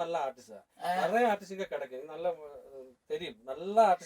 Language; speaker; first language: Tamil; non-native, learner; Malayalam